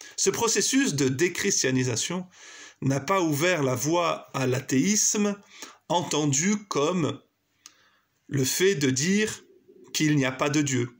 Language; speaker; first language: French; native; French